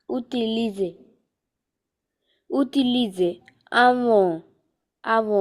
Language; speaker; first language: French; non-native, learner; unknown